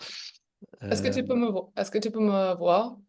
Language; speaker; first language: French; non-native, local second language; English